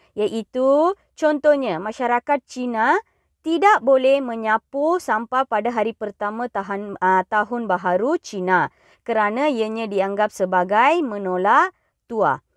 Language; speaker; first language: Malay; non-native, local second language; Tamil